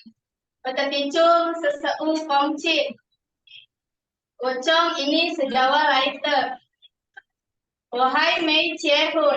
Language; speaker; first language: Chinese; non-native, learner; Indonesian